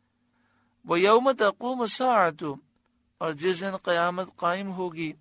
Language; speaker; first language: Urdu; native; Urdu